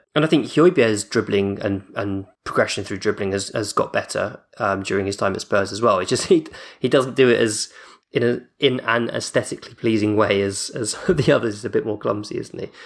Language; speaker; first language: English; native; English